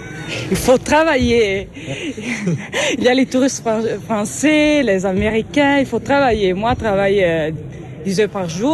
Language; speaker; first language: French; non-native, learner; Italian